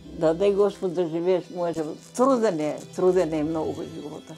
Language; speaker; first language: Bulgarian; native; Bulgarian